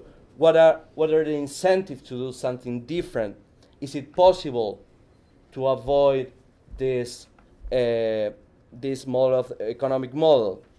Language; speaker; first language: English; non-native, fluent; Spanish